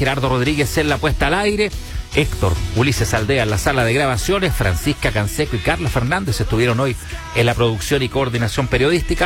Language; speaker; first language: Spanish; native; Spanish